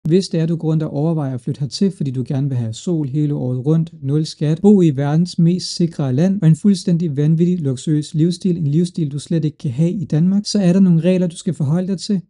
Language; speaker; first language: Danish; early bilingual, other home language; Urdu